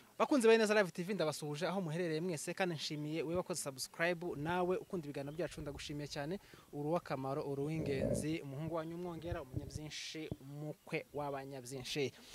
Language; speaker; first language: Kinyarwanda; native; Kinyarwanda